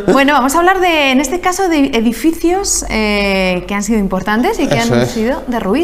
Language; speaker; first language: Spanish; native; Spanish